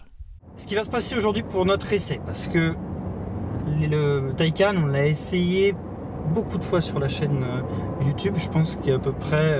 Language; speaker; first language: French; native; French